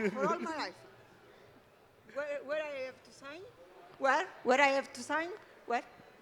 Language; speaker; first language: English; non-native, learner; Italian